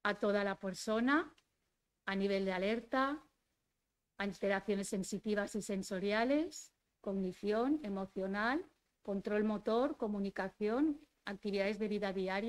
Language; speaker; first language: Spanish; native; Spanish